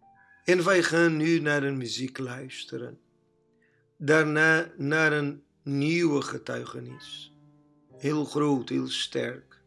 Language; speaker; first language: Dutch; non-native, learner; Portuguese